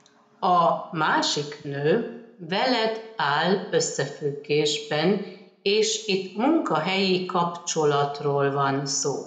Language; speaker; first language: Hungarian; native; Hungarian